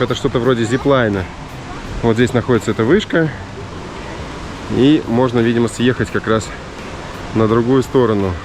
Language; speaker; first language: Russian; native; Russian